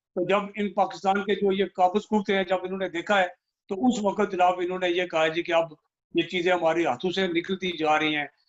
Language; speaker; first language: Urdu; non-native, local second language; Punjabi